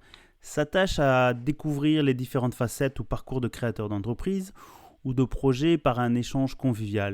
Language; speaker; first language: French; native; French